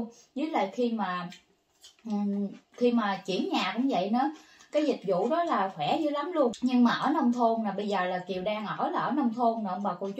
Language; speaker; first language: Vietnamese; native; Vietnamese